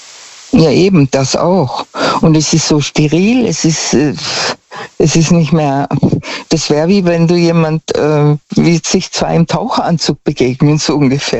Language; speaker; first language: German; native; German